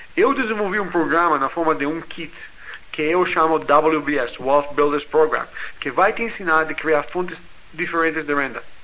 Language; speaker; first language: Portuguese; non-native, fluent; English